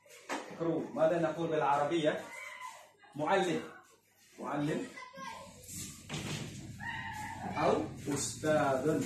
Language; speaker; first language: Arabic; non-native, fluent; Khmer